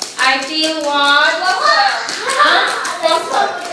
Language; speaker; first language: English; non-native, fluent; Korean